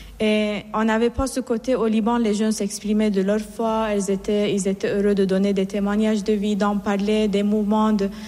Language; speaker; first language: French; non-native, fluent; Assyrian Neo-Aramaic